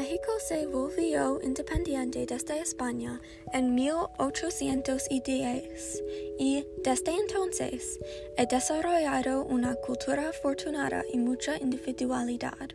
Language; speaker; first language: Spanish; non-native, learner; English